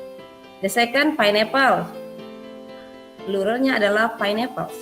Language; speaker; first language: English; non-native, fluent; Indonesian